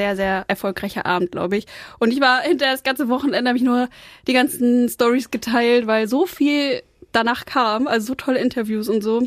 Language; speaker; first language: German; native; German